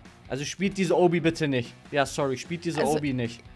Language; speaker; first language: German; native; German